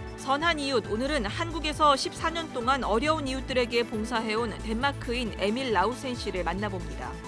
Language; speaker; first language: Korean; native; Korean